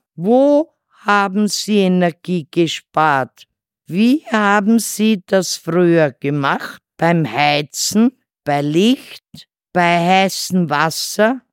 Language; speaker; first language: German; native; German